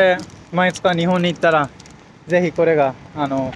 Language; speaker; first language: Japanese; non-native, fluent; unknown